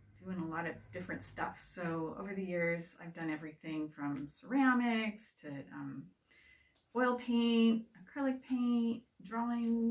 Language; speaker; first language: English; native; English